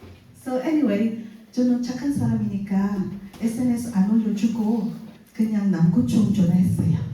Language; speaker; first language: Korean; non-native, fluent; Filipino